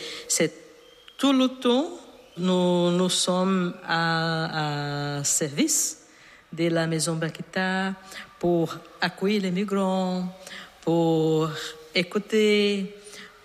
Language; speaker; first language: French; non-native, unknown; Portuguese